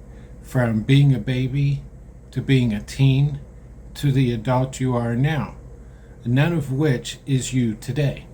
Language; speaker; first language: English; native; English